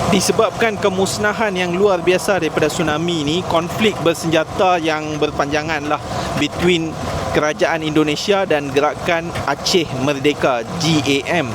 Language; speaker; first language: Malay; native; Malay